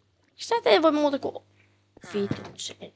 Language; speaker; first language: Finnish; native; Finnish